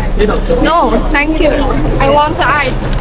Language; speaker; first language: English; non-native, learner; Chinese